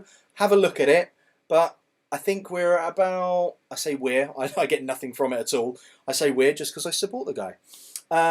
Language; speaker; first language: English; native; English